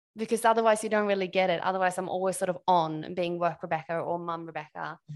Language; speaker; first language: English; non-native, fluent; Swedish